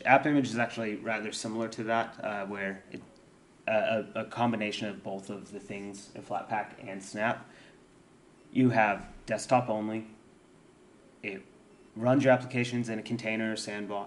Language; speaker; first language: English; native; English